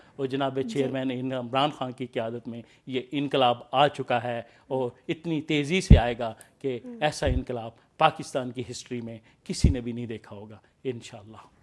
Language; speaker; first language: Urdu; native; Urdu